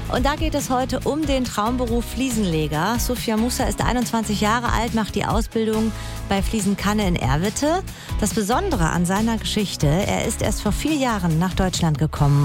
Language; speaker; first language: German; native; German